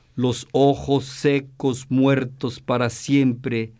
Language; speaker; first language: English; non-native, fluent; Spanish